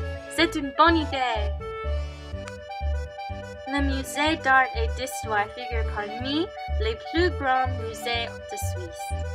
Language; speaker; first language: French; non-native, learner; English